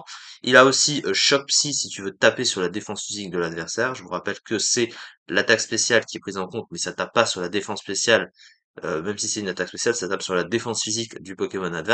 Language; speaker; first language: French; native; French